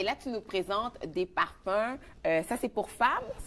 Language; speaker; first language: French; native; French